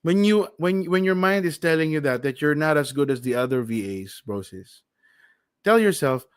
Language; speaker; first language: English; non-native, local second language; Filipino